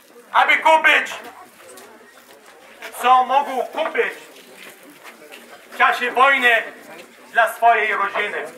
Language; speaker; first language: Polish; non-native, fluent; Arabic